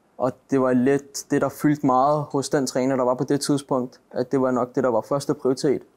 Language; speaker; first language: Danish; native; Danish